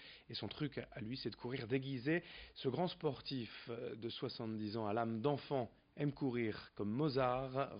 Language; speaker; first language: French; native; French